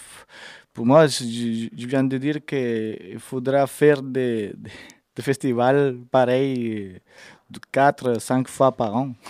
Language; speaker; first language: French; non-native, fluent; Spanish